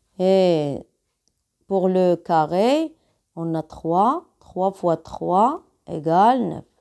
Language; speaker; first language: French; non-native, local second language; Arabic